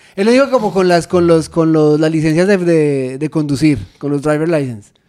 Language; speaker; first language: Spanish; native; Spanish